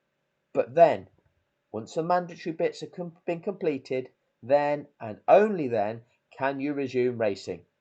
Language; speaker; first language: English; native; English